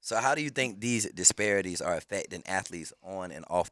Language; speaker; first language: English; native; English